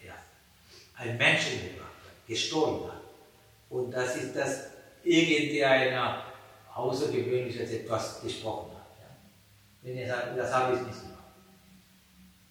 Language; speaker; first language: German; non-native, fluent; Sinhala